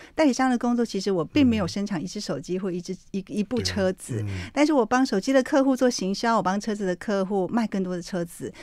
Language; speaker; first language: Chinese; native; Chinese